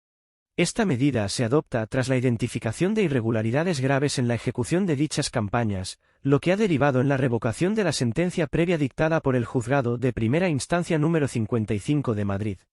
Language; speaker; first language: Spanish; native; Spanish